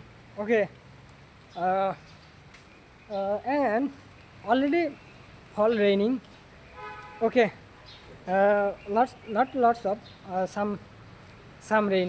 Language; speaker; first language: English; non-native, learner; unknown